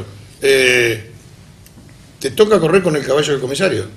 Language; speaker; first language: Spanish; native; Spanish